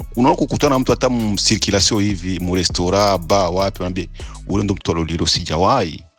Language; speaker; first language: Swahili; non-native, local second language; Rundi